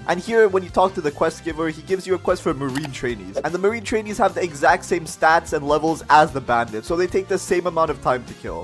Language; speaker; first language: English; native; English